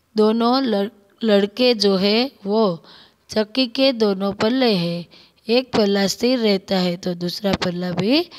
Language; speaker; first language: Hindi; non-native, local second language; Gujarati